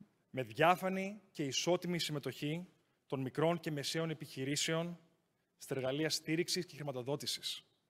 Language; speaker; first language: Greek; native; Greek